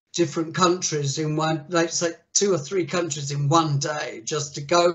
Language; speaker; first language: English; native; English